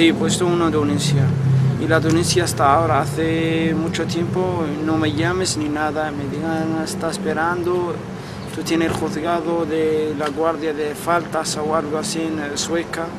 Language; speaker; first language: Spanish; non-native, learner; Arabic